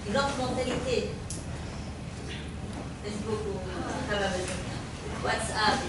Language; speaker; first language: French; non-native, fluent; Arabic